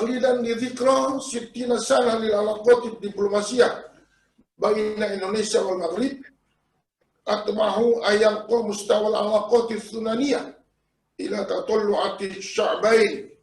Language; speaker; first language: Arabic; non-native, fluent; Indonesian